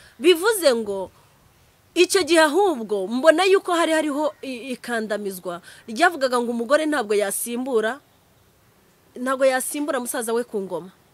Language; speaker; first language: Kinyarwanda; early bilingual, heritage; Kinyarwanda